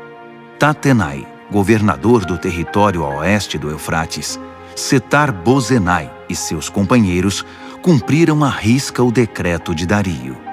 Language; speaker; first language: Portuguese; native; Portuguese